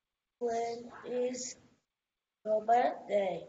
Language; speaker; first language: English; non-native, learner; Vietnamese